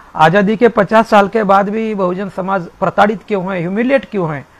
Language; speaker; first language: Hindi; non-native, local second language; Marathi